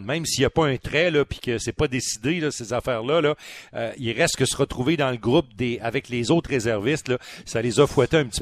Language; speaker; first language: French; native; French